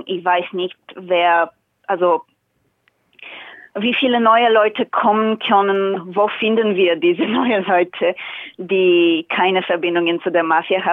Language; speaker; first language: German; non-native, fluent; Bulgarian